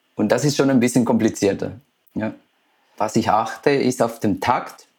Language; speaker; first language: German; non-native, fluent; Spanish